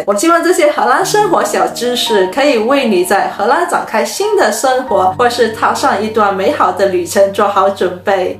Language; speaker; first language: Chinese; native; Chinese